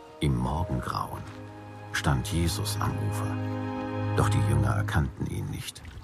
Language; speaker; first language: German; native; German